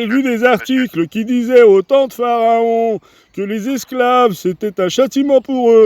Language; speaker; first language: French; native; French